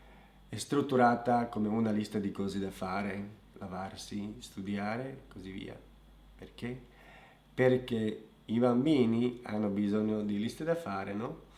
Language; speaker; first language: Italian; non-native, fluent; Slovak